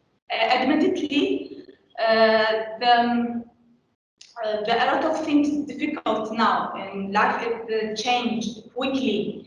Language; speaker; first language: English; non-native, learner; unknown